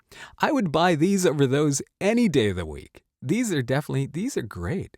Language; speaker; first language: English; native; English